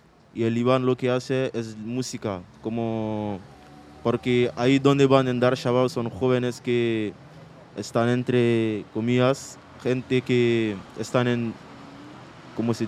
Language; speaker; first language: Spanish; non-native, fluent; Mandingo